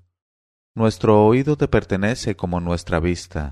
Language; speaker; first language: Spanish; native; Spanish